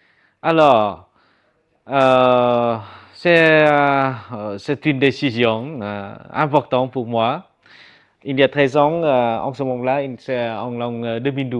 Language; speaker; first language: French; non-native, fluent; Vietnamese